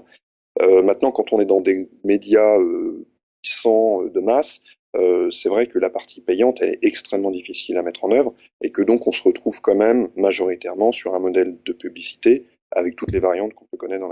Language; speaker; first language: French; native; French